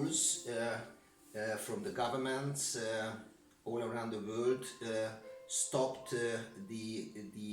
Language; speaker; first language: English; non-native, learner; Hungarian